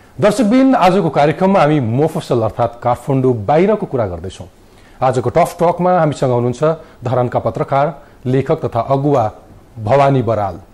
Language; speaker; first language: Nepali; native; Nepali